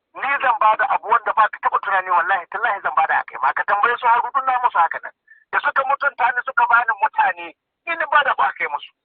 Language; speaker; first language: Hausa; non-native, local second language; Fula